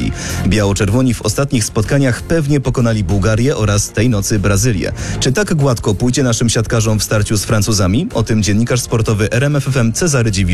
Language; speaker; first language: Polish; native; Polish